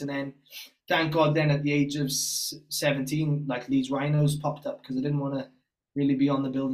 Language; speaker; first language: English; native; English